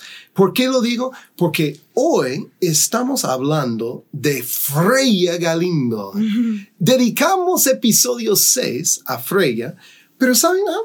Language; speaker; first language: Spanish; non-native, fluent; English